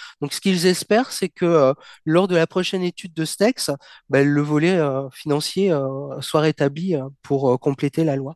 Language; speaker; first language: French; native; French